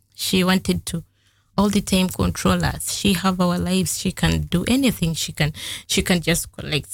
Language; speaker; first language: English; non-native, local second language; Ganda